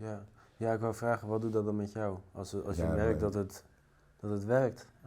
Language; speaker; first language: Dutch; native; Dutch